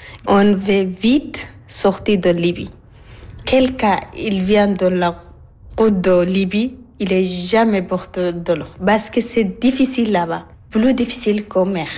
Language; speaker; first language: French; non-native, learner; Arabic